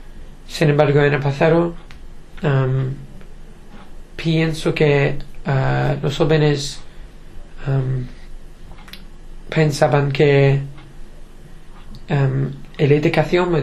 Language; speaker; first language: Spanish; non-native, learner; English